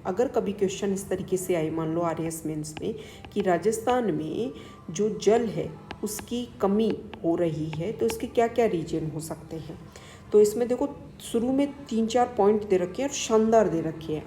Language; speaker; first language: Hindi; native; Hindi